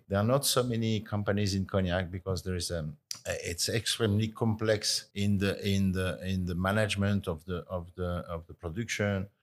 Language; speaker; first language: English; non-native, fluent; French